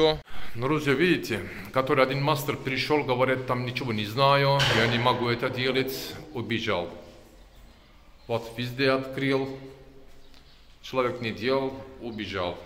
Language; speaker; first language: Russian; non-native, learner; Turkish